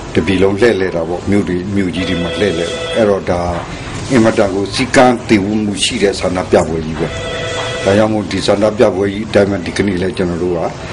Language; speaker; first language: Burmese; non-native, local second language; S'gaw Karen